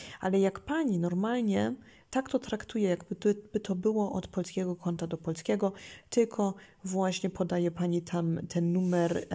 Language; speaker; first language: Polish; early bilingual, heritage; Polish